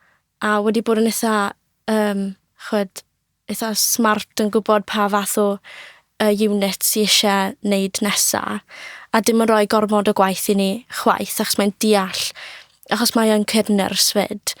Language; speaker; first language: Welsh; native; Welsh